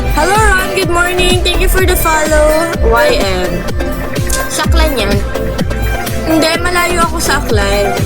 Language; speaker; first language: Filipino; non-native, local second language; Hiligaynon